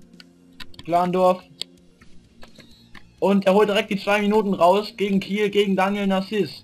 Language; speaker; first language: German; native; German